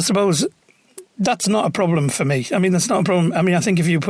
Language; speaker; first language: English; native; English